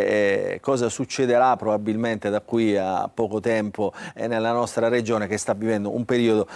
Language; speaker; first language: Italian; native; Italian